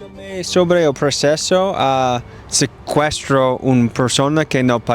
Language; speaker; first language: Spanish; non-native, learner; English